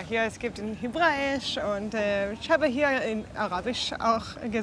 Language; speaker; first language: German; non-native, learner; Hebrew